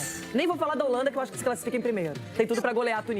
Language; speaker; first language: Portuguese; native; Portuguese